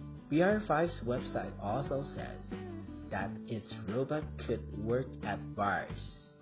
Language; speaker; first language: English; non-native, fluent; Chinese